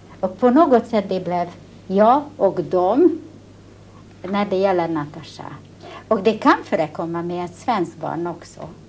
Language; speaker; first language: Swedish; non-native, fluent; Hungarian